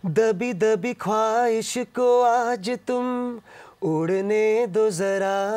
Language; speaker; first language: Hindi; non-native, local second language; Punjabi